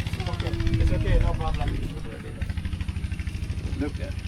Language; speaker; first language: English; non-native, learner; Indonesian